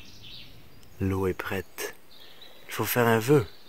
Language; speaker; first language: French; native; French